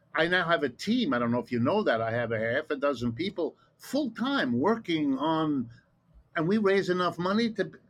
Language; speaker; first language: English; early bilingual, other home language; German